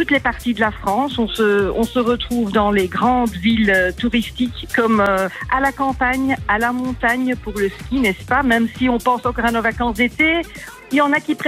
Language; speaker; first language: French; native; French